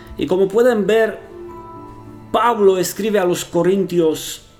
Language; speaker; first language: Spanish; non-native, fluent; Romanian